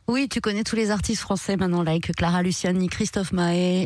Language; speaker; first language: French; native; French